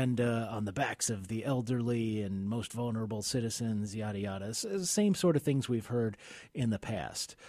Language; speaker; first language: English; native; English